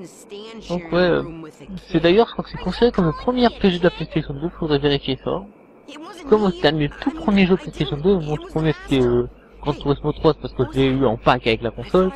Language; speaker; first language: French; native; French